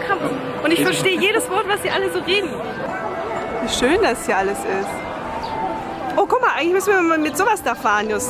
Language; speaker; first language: German; native; German